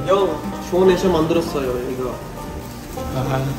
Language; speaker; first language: Korean; non-native, learner; Vietnamese